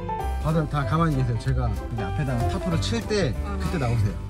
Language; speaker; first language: Korean; native; Korean